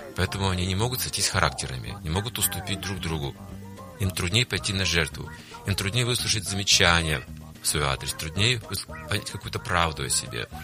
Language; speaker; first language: Russian; native; Russian